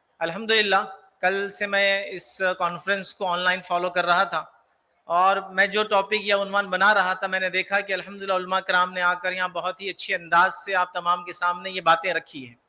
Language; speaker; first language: Urdu; native; Urdu